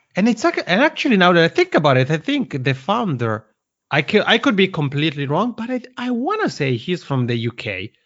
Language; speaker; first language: English; non-native, fluent; Italian